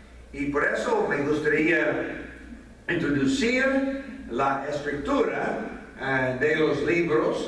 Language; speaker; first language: Spanish; non-native, fluent; English